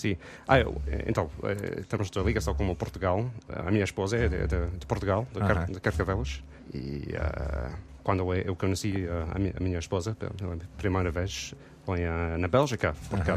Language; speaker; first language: Portuguese; non-native, learner; English